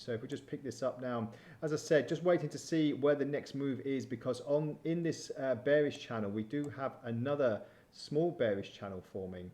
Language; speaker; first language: English; native; English